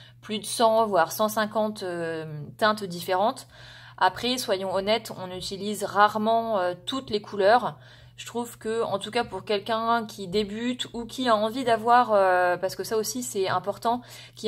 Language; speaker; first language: French; native; French